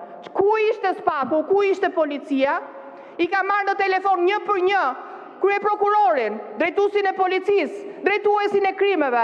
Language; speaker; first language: Albanian; native; Albanian